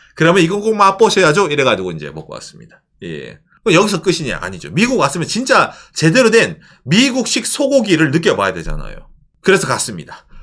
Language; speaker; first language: Korean; native; Korean